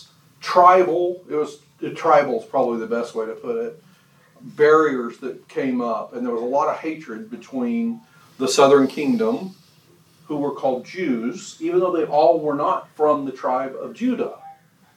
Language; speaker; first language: English; native; English